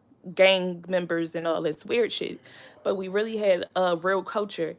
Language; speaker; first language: English; native; English